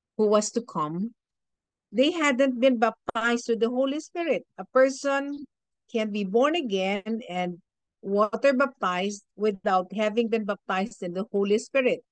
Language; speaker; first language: English; non-native, local second language; Filipino